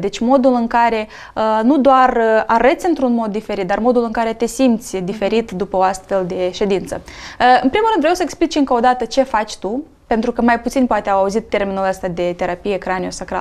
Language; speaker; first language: Romanian; native; Romanian